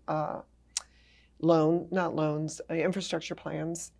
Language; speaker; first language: English; native; English